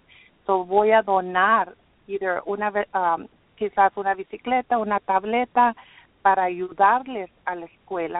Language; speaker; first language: Spanish; early bilingual, heritage; Spanish